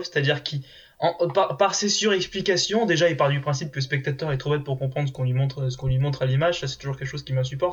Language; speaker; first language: French; native; French